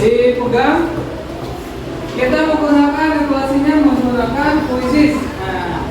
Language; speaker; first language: Indonesian; non-native, local second language; Sundanese